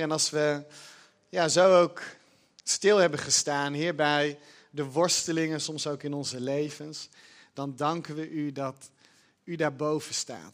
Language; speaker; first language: Dutch; native; Dutch